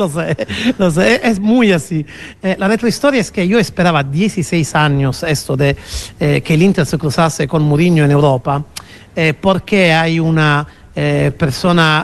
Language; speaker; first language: Spanish; non-native, fluent; Italian